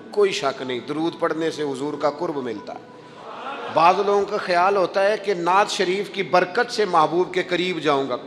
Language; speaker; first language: Urdu; non-native, local second language; Punjabi